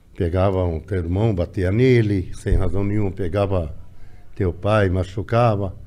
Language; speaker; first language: Portuguese; non-native, fluent; Arabic